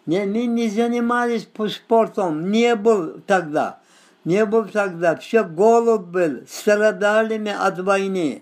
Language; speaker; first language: Russian; non-native, local second language; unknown